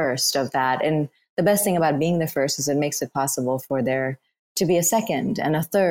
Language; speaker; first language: English; non-native, local second language; Bangla